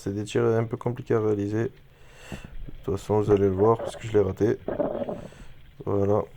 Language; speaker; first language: French; native; French